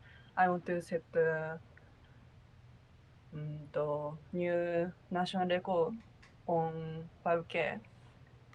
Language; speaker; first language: English; non-native, learner; Japanese